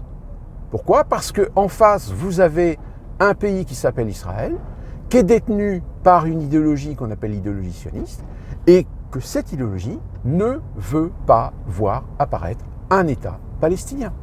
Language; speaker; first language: French; native; French